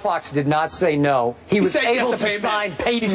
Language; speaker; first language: English; native; English